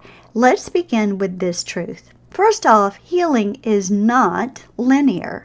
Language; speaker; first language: English; native; English